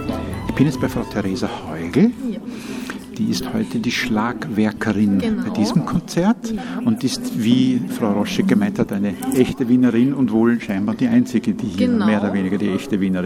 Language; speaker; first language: German; native; German